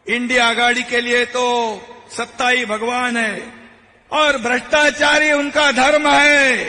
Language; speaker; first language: Hindi; non-native, local second language; Marathi